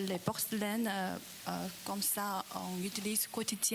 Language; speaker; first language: French; non-native, learner; Chinese